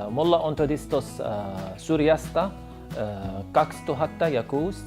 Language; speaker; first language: Finnish; non-native, learner; Arabic